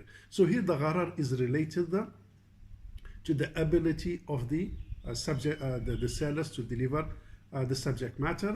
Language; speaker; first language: English; non-native, fluent; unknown